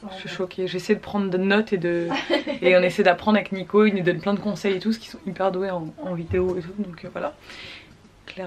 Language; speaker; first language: French; native; French